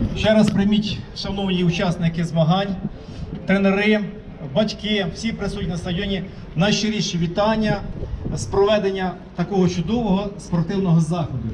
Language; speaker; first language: Ukrainian; native; Ukrainian